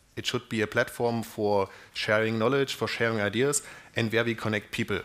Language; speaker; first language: English; non-native, fluent; German